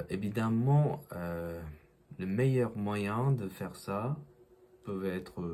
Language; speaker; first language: French; non-native, learner; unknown